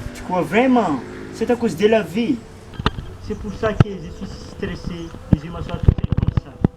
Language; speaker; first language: French; non-native, local second language; Malagasy